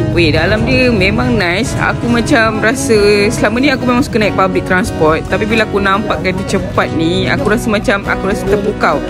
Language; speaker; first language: Malay; native; Malay